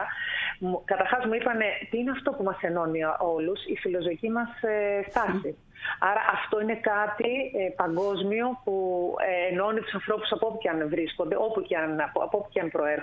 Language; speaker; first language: Greek; native; Greek